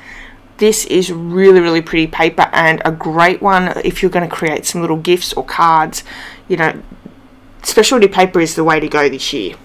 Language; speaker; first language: English; native; English